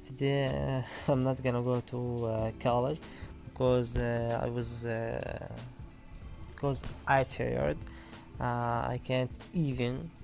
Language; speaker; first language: English; non-native, learner; Arabic